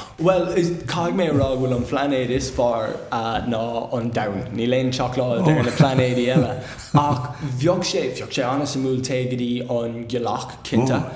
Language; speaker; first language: Irish; non-native, local second language; English